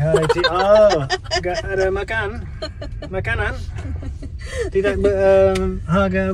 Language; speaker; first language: Indonesian; non-native, learner; English